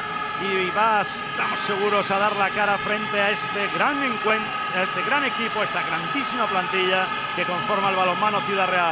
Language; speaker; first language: Spanish; native; Spanish